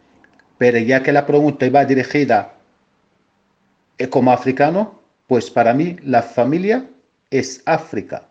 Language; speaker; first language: Spanish; non-native, fluent; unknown